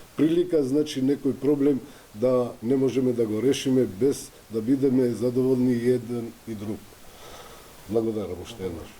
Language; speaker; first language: Macedonian; non-native, local second language; Albanian